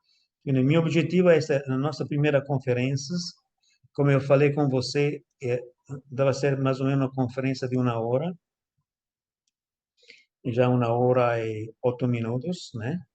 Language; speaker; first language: Portuguese; non-native, fluent; Italian